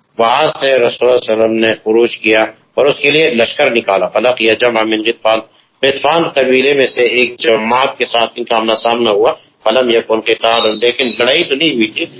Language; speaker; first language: Urdu; non-native, local second language; Pashto